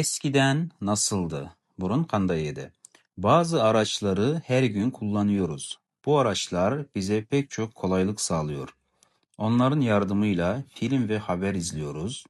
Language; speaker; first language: Turkish; non-native, fluent; Kazakh